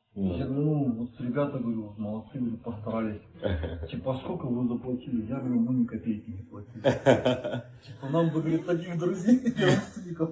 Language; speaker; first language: Russian; native; Russian